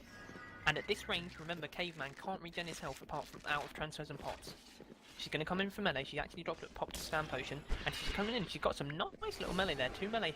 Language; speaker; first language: English; native; English